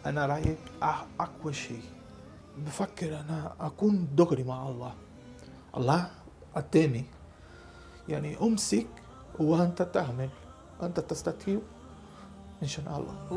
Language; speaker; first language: Arabic; non-native, learner; Portuguese